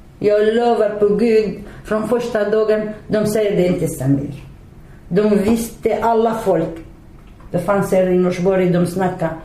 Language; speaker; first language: Swedish; non-native, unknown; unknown